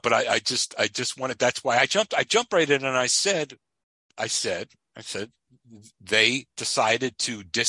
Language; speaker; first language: English; native; English